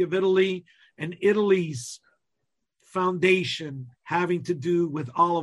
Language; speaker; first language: English; non-native, fluent; Italian